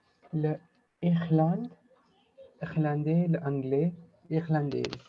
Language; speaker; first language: French; non-native, learner; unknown